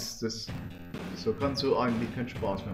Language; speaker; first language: German; native; German